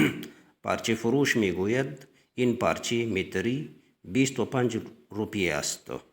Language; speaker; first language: Persian; non-native, fluent; Urdu